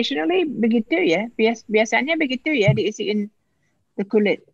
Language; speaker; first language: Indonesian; non-native, fluent; English